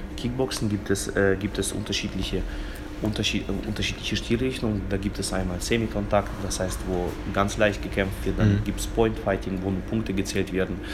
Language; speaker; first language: German; early bilingual, other home language; Russian